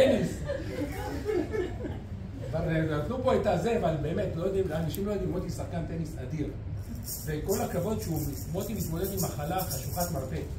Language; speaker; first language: Hebrew; native; Hebrew